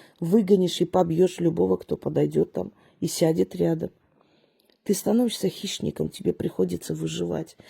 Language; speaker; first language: Russian; early bilingual, other home language; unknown